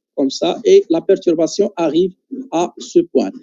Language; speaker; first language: French; non-native, local second language; Arabic